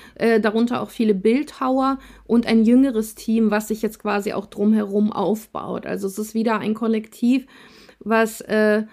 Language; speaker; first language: German; early bilingual, other home language; Russian